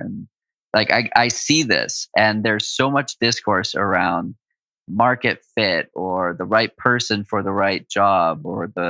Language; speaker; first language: English; native; English